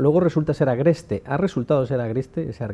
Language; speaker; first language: Spanish; native; Spanish